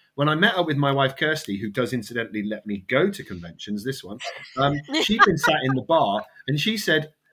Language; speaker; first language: English; native; English